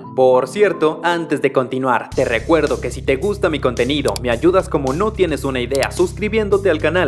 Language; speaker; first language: Spanish; native; Spanish